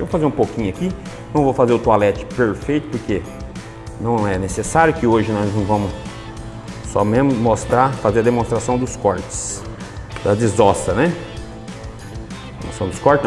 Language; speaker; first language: Portuguese; native; Portuguese